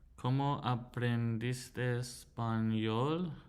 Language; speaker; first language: Spanish; non-native, learner; English